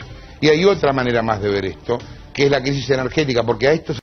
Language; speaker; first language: Spanish; native; Spanish